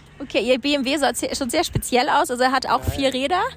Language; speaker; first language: German; native; German